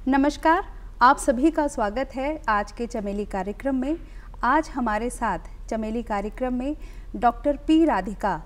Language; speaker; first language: Hindi; non-native, local second language; Telugu